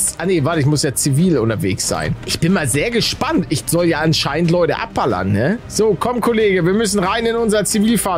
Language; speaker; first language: German; native; German